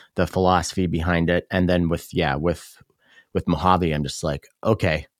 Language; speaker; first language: English; native; English